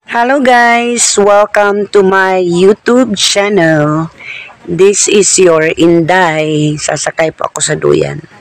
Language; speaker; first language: Filipino; non-native, local second language; Waray